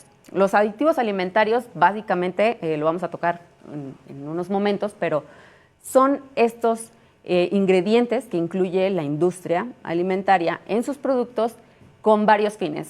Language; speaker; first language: Spanish; native; Spanish